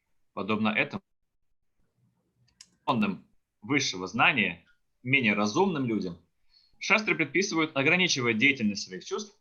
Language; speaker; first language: Russian; native; Russian